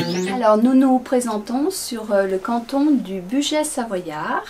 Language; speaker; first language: French; native; French